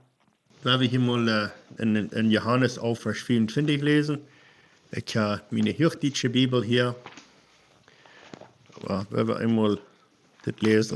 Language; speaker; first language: German; non-native, learner; Plautdietsch